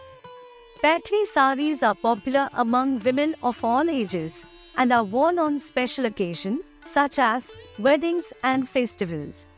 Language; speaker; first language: English; non-native, local second language; Marathi